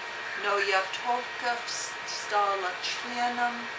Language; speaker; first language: Russian; non-native, learner; English